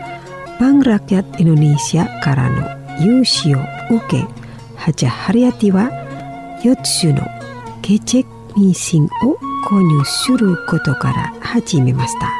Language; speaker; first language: Japanese; non-native, fluent; Indonesian